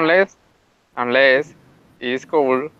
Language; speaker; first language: English; non-native, learner; Spanish